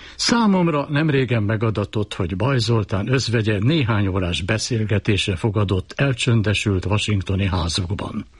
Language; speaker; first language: Hungarian; native; Hungarian